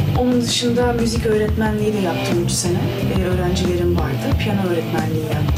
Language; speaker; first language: Turkish; early bilingual, heritage; Turkish